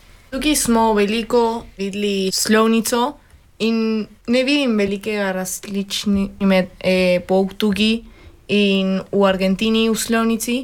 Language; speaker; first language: Slovenian; early bilingual, heritage; Spanish